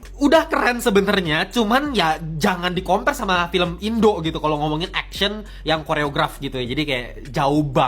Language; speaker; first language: Indonesian; native; Indonesian